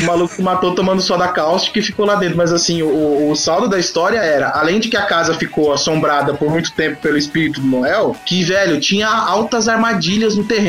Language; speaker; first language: Portuguese; native; Portuguese